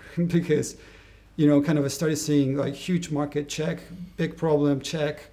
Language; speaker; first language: English; non-native, fluent; Spanish